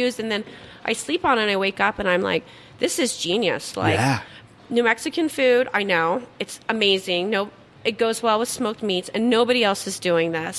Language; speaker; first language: English; native; English